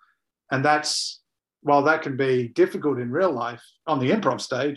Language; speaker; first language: English; native; English